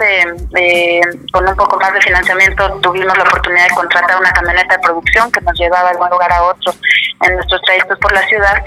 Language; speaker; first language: Spanish; native; Spanish